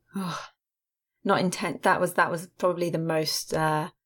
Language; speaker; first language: English; native; English